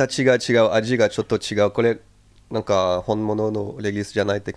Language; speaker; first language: Japanese; non-native, fluent; French